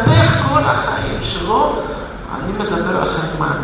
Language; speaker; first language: Hebrew; non-native, fluent; Russian